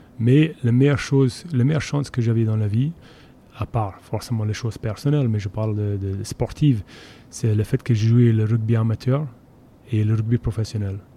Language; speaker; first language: French; non-native, fluent; English